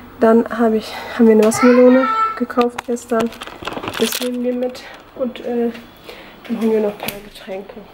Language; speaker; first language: German; early bilingual, other home language; Turkish